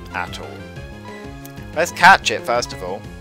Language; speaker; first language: English; native; English